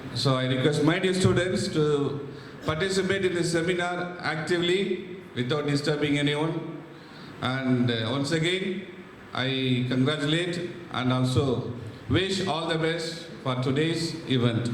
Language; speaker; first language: English; non-native, local second language; Tamil